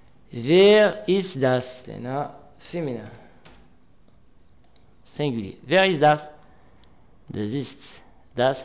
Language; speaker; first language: German; non-native, learner; Arabic